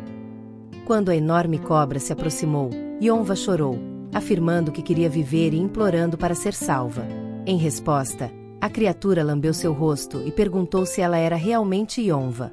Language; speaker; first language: Portuguese; native; Portuguese